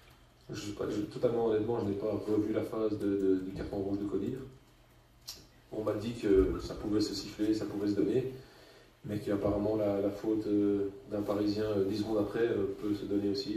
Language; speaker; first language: French; native; French